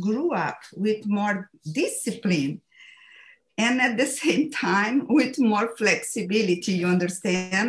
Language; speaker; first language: English; non-native, fluent; Portuguese